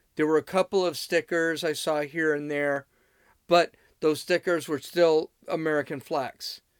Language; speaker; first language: English; native; English